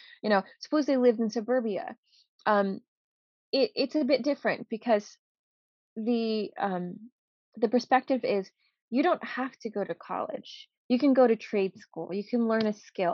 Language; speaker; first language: English; native; English